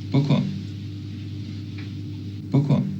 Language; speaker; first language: French; non-native, fluent; German